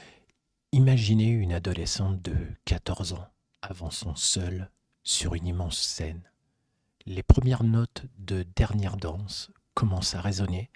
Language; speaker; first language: French; native; French